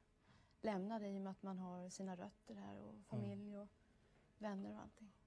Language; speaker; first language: Swedish; native; Swedish